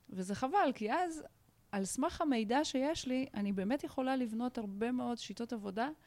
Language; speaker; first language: Hebrew; non-native, fluent; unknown